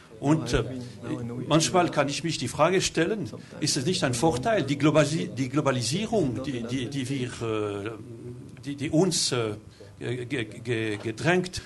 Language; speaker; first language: German; non-native, local second language; French